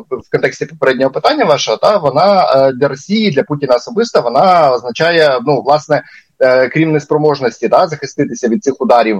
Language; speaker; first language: Ukrainian; native; Ukrainian